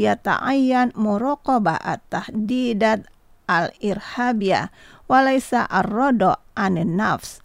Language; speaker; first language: Arabic; non-native, fluent; Indonesian